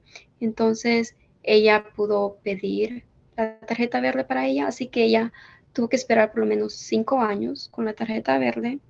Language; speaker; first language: Spanish; early bilingual, heritage; Spanish